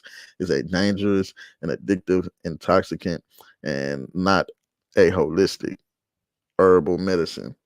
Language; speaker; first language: English; native; English